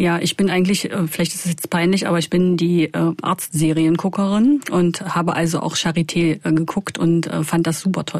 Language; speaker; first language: German; native; German